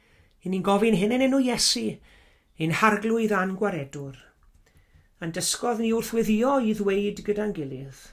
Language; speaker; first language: Welsh; native; Welsh